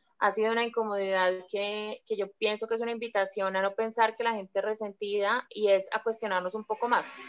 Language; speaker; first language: Spanish; native; Spanish